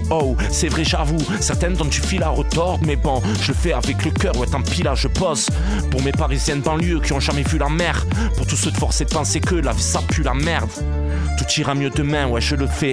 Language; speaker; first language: French; native; French